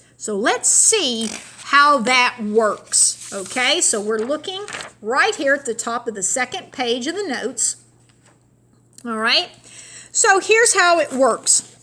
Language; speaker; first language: English; native; English